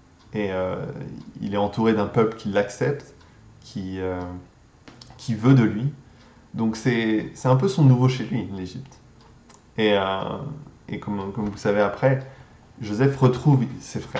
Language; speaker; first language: French; native; French